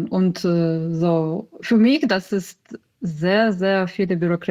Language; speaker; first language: German; non-native, learner; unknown